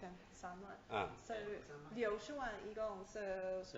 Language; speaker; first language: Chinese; non-native, learner; English